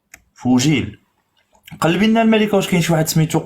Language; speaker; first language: Arabic; native; Arabic